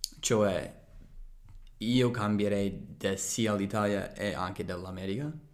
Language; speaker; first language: Italian; non-native, fluent; English